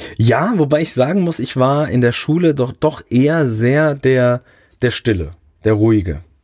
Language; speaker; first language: German; early bilingual, other home language; Italian